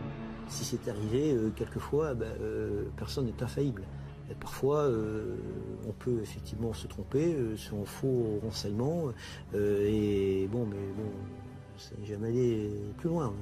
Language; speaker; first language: French; native; French